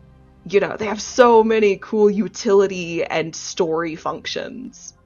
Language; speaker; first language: English; native; English